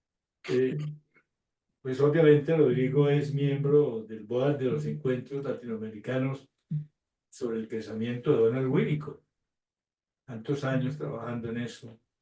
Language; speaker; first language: Spanish; native; Spanish